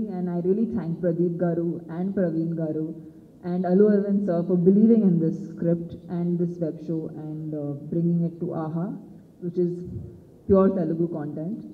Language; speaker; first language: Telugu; non-native, fluent; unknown